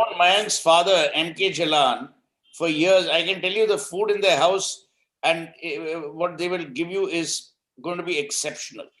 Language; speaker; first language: English; non-native, local second language; Hindi